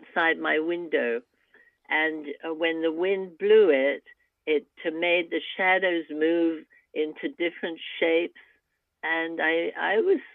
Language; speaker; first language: English; native; English